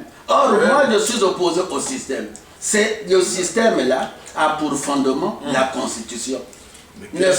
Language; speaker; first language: French; non-native, local second language; Lingala